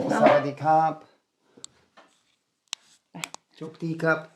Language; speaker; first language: Thai; non-native, learner; German